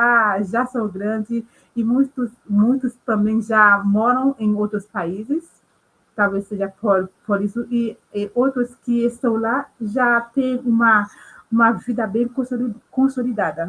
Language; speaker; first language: Portuguese; non-native, local second language; Haitian Creole